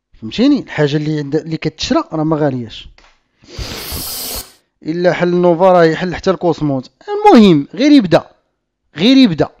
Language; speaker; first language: Arabic; native; Arabic